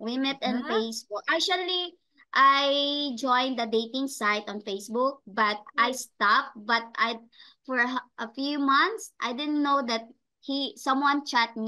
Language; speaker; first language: English; non-native, learner; Cebuano